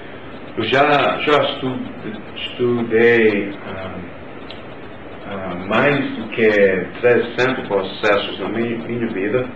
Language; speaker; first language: Portuguese; non-native, learner; English